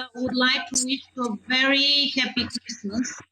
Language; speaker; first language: English; non-native, fluent; Bulgarian